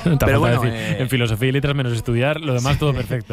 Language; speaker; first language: Spanish; native; Spanish